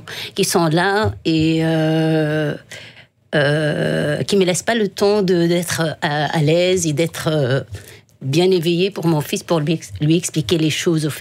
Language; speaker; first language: French; non-native, local second language; Arabic